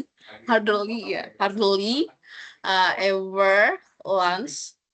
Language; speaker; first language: English; non-native, learner; Indonesian